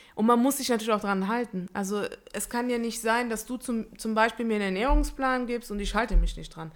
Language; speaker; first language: German; early bilingual, other home language; Italian